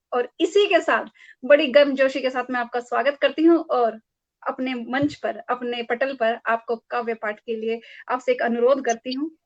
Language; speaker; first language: Hindi; native; Hindi